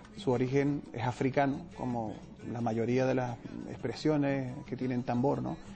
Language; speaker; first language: Spanish; native; Spanish